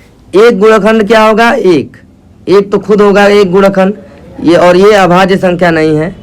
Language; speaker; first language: Hindi; native; Hindi